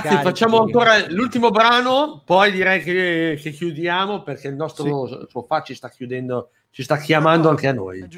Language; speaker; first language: Italian; native; Italian